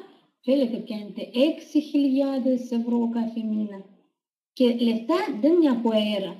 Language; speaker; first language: Greek; non-native, learner; Russian